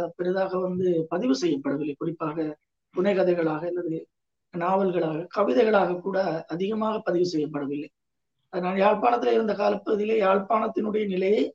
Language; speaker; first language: Tamil; native; Tamil